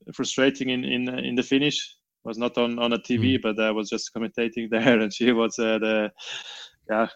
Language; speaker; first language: English; non-native, learner; Romansh